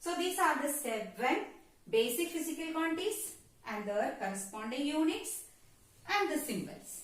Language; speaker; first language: English; non-native, local second language; Malayalam